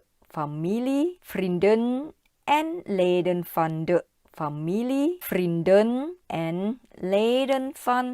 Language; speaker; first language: Dutch; non-native, learner; Thai